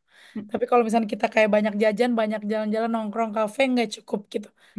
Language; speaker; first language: Indonesian; native; Indonesian